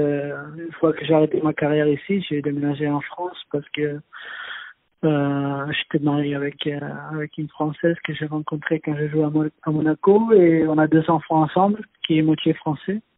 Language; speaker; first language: French; non-native, fluent; Swedish